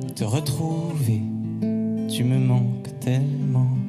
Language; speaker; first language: French; native; French